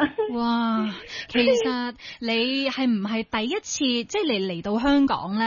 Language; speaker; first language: Cantonese; native; Cantonese